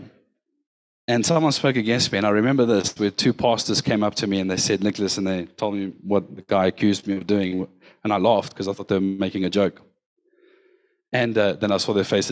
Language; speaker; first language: English; native; English